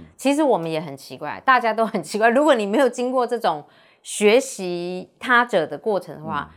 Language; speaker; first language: Chinese; native; Chinese